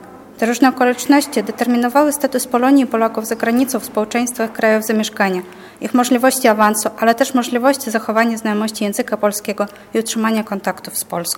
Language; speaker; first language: Polish; early bilingual, heritage; Polish